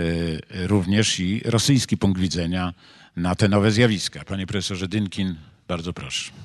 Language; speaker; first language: Polish; native; Polish